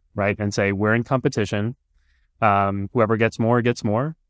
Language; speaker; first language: English; early bilingual, other home language; Punjabi